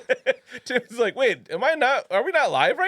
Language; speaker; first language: English; native; English